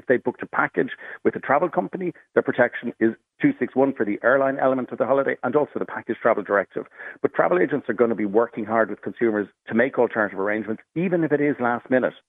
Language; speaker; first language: English; native; English